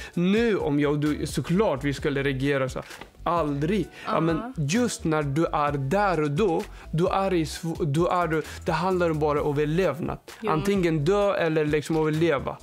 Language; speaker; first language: Swedish; non-native, fluent; Persian